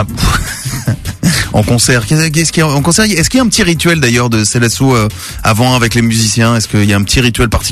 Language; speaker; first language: French; native; French